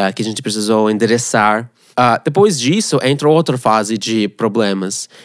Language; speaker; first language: Portuguese; non-native, fluent; Russian